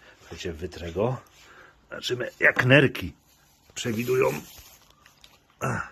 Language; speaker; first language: Polish; native; Polish